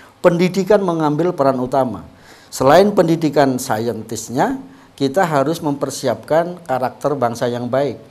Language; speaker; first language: Indonesian; non-native, local second language; Javanese